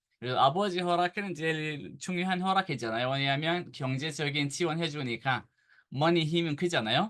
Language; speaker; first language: Korean; non-native, fluent; Arabic